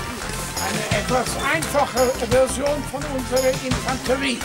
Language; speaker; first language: German; non-native, fluent; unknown